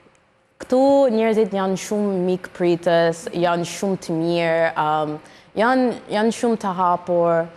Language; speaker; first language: Albanian; non-native, learner; English